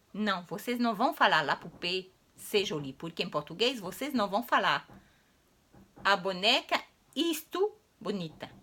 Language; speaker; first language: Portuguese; non-native, fluent; French